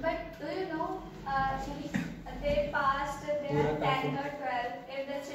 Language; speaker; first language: English; non-native, learner; Hindi